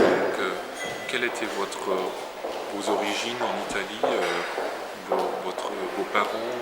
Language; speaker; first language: French; non-native, fluent; German